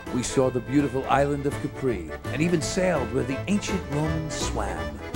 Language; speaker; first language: English; native; English